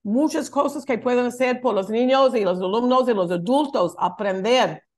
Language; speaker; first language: Spanish; non-native, learner; English